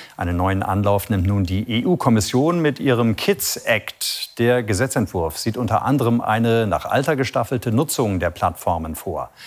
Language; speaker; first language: German; native; German